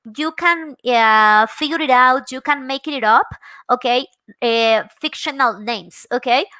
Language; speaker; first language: English; non-native, fluent; Spanish